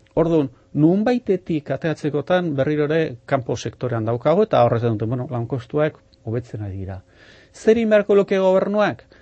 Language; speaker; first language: Basque; non-native, local second language; Spanish